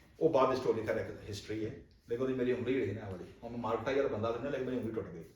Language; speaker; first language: Punjabi; native; Punjabi